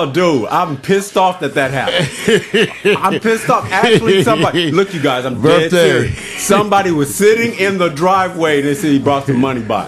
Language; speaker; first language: English; native; English